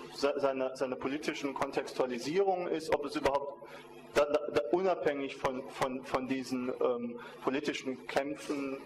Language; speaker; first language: German; native; German